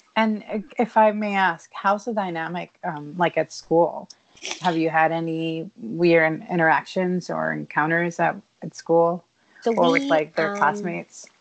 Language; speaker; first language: English; early bilingual, other home language; Spanish